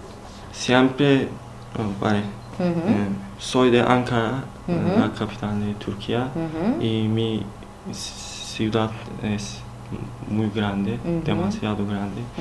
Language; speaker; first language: Spanish; non-native, learner; Turkish